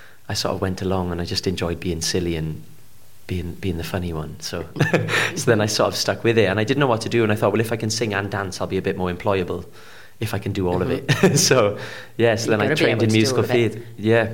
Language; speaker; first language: English; native; English